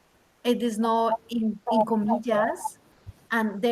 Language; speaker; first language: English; non-native, learner; Spanish